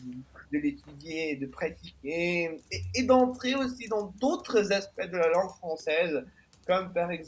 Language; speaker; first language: French; non-native, fluent; Italian